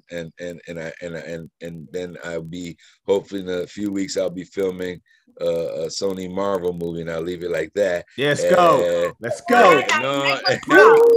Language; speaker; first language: English; native; English